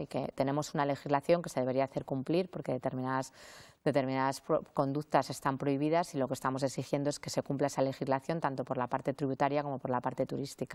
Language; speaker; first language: Spanish; native; Spanish